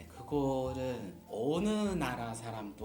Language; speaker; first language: Korean; non-native, learner; Japanese